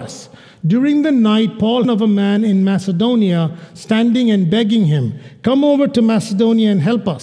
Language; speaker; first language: English; non-native, local second language; Malayalam